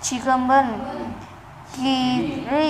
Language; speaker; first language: Korean; non-native, learner; Vietnamese